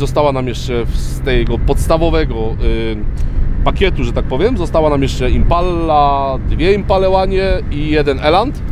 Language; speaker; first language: Polish; native; Polish